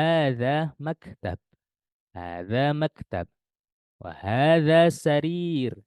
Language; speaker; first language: Arabic; non-native, fluent; Indonesian